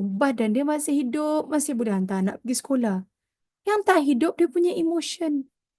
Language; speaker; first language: Malay; native; Malay